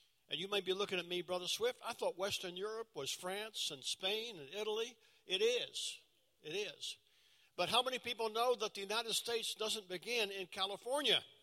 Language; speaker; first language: English; native; English